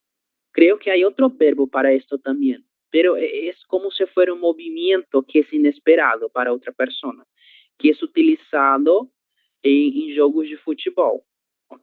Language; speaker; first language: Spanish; non-native, fluent; Portuguese